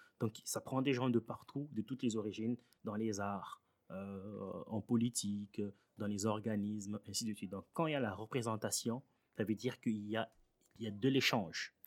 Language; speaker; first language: French; early bilingual, other home language; Swahili